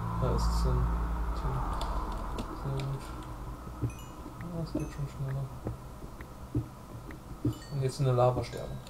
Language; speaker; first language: German; native; German